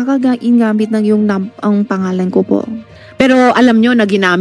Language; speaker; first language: Filipino; non-native, learner; Chinese